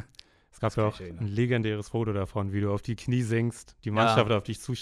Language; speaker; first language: German; native; German